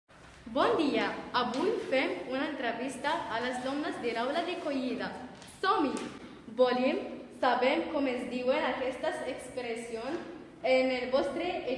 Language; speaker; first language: Catalan; non-native, learner; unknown